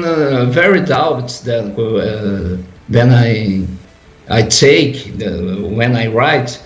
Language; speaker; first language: English; non-native, learner; Portuguese